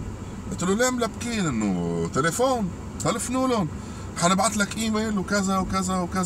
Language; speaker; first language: Arabic; native; Arabic